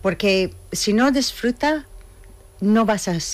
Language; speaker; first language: Spanish; non-native, fluent; English